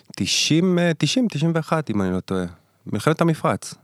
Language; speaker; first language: Hebrew; early bilingual, other home language; Spanish